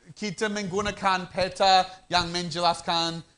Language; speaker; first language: Indonesian; non-native, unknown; English